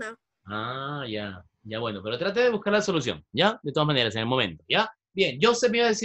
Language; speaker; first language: Spanish; native; Spanish